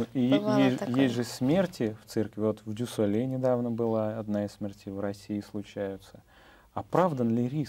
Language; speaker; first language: Russian; native; Russian